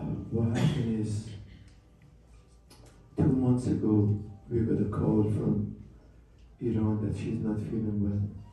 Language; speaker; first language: English; non-native, fluent; Persian